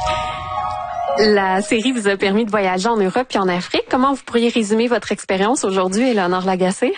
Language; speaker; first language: French; native; French